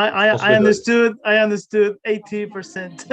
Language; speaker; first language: English; non-native, learner; Spanish